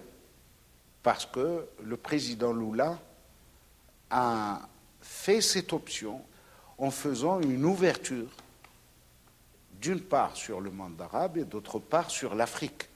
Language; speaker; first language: French; non-native, local second language; Arabic